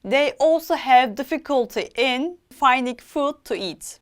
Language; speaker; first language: English; non-native, fluent; Turkish